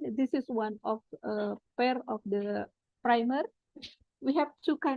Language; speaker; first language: English; non-native, fluent; Indonesian